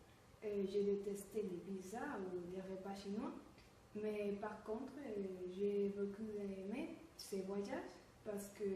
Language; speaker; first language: French; non-native, learner; Spanish